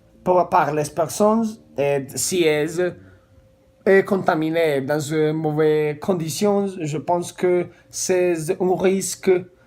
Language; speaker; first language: French; non-native, learner; Spanish